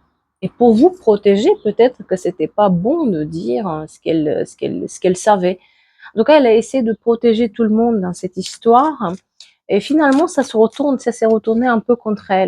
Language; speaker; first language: French; native; French